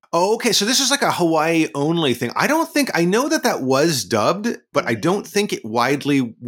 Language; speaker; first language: English; native; English